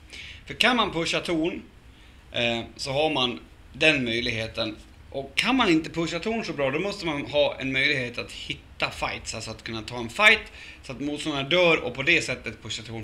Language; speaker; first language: Swedish; native; Swedish